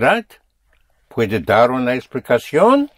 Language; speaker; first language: Spanish; non-native, fluent; English